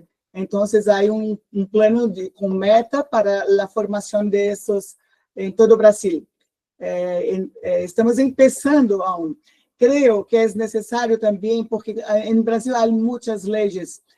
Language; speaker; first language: Spanish; non-native, learner; Portuguese